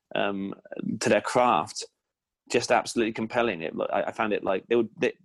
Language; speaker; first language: English; native; English